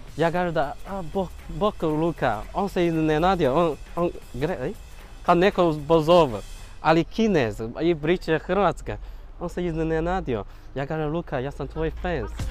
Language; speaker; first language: Bosnian; non-native, learner; Chinese